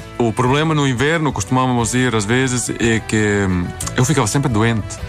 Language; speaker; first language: Portuguese; non-native, fluent; Swedish